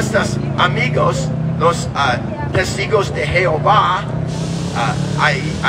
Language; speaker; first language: Spanish; non-native, learner; English